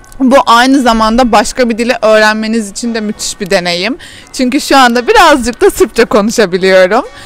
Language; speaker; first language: Turkish; native; Turkish